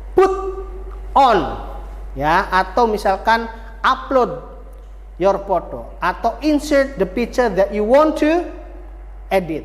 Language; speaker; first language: English; non-native, fluent; Indonesian